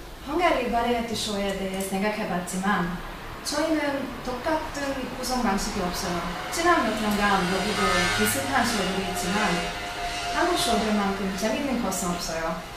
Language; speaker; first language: Korean; non-native, learner; Hungarian